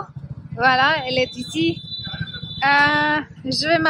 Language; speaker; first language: French; non-native, learner; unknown